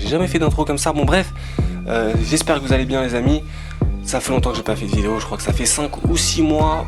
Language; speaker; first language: French; native; French